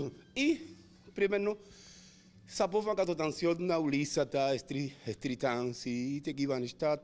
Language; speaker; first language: Bulgarian; non-native, learner; Spanish